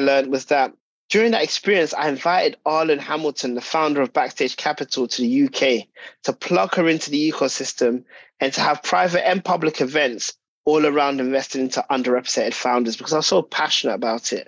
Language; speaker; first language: English; native; English